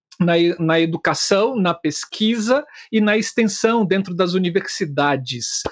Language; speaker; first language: Portuguese; native; Portuguese